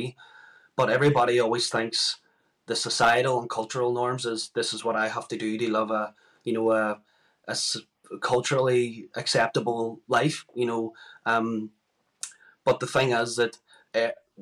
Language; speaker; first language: English; native; English